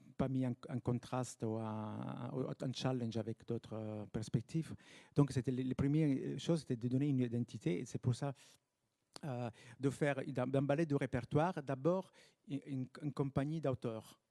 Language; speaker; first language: French; non-native, fluent; Italian